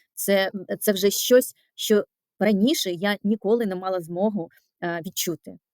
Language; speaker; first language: Ukrainian; non-native, local second language; Russian